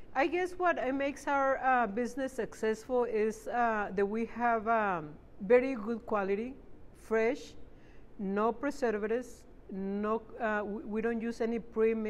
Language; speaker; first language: English; non-native, fluent; Spanish